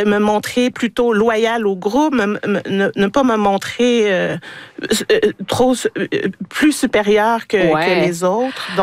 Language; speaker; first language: French; native; French